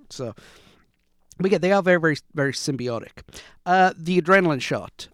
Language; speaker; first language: English; native; English